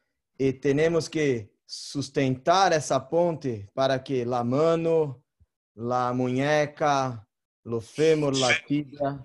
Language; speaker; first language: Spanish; non-native, learner; Portuguese